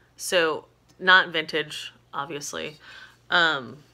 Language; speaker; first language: English; native; English